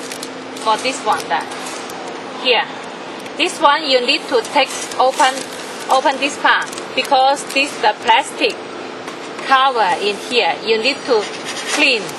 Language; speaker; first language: English; non-native, learner; Chinese